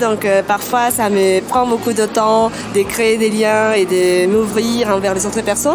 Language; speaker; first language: French; non-native, fluent; Spanish